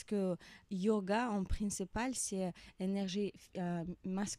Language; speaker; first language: French; non-native, learner; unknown